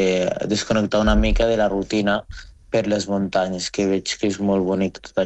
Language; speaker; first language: Catalan; non-native, fluent; Arabic